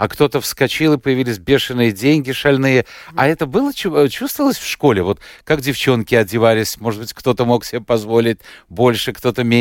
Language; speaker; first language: Russian; native; Russian